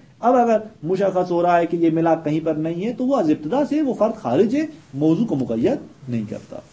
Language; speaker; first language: Urdu; native; Urdu